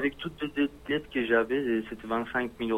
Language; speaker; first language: French; non-native, learner; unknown